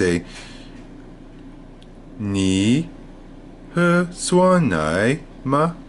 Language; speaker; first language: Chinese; non-native, learner; English